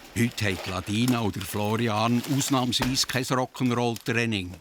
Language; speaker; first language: German; native; German